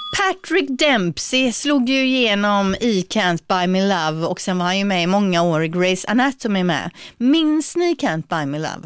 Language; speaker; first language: Swedish; native; Swedish